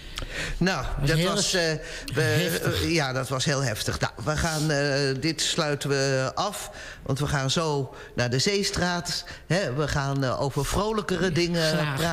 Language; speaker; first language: Dutch; native; Dutch